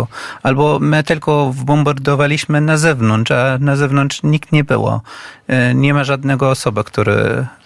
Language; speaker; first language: Polish; non-native, fluent; Arabic